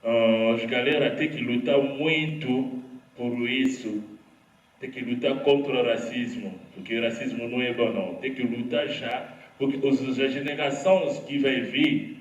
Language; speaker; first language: Portuguese; non-native, learner; Lingala